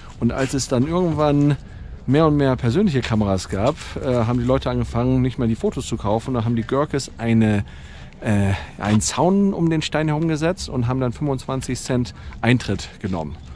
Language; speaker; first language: German; native; German